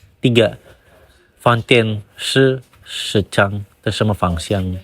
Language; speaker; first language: Chinese; non-native, fluent; Indonesian